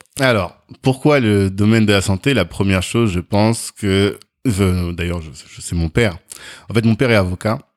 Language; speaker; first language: French; native; French